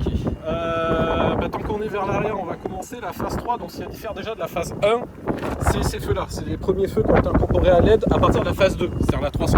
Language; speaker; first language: French; native; French